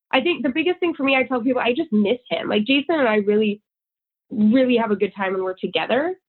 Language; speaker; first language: English; native; English